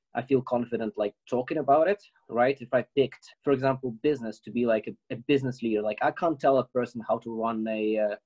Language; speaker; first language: English; non-native, fluent; Ukrainian